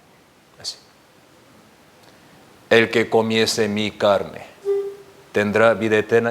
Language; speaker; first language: Spanish; non-native, learner; Korean